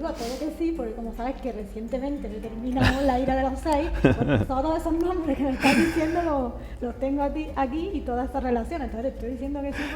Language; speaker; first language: Spanish; native; Spanish